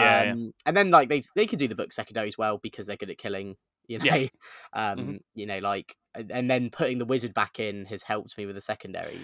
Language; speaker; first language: English; native; English